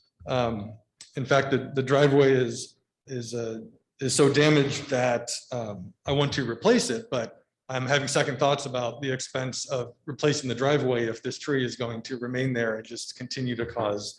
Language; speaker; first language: English; native; English